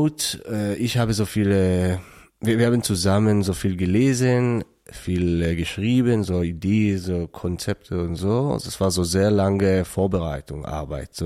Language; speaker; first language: German; non-native, learner; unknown